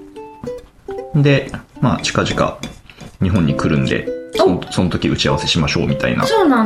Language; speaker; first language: Japanese; native; Japanese